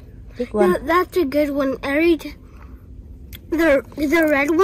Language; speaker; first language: English; native; English